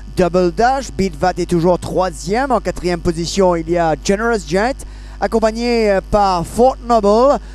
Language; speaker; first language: French; native; French